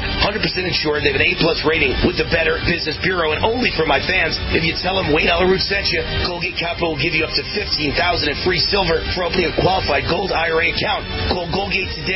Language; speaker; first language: English; native; English